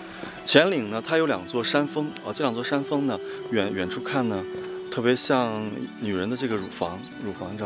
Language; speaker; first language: Chinese; native; Chinese